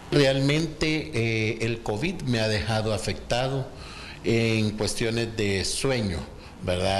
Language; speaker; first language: Spanish; native; Spanish